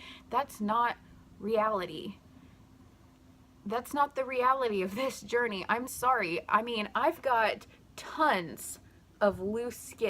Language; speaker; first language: English; native; English